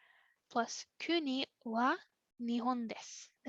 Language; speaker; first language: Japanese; non-native, fluent; English